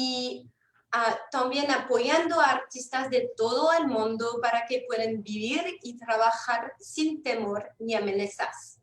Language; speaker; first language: Spanish; non-native, fluent; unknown